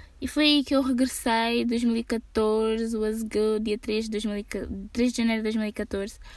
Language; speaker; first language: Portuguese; early bilingual, heritage; Portuguese